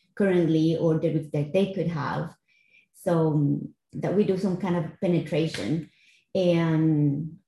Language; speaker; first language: English; non-native, fluent; Spanish